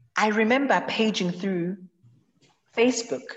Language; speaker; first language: English; non-native, local second language; Zulu